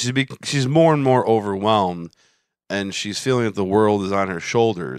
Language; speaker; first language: English; native; English